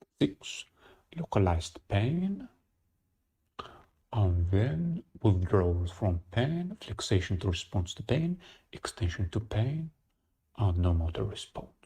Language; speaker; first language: English; non-native, fluent; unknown